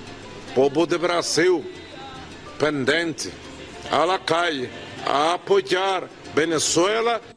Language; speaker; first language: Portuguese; non-native, learner; Spanish